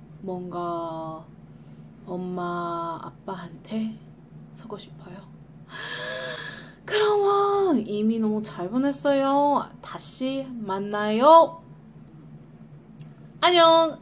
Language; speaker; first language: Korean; non-native, learner; English